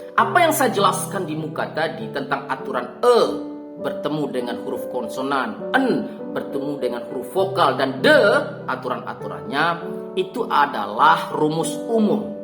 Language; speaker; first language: Indonesian; native; Indonesian